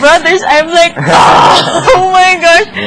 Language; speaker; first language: English; non-native, local second language; Filipino